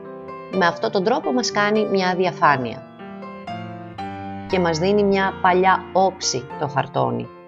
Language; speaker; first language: Greek; native; Greek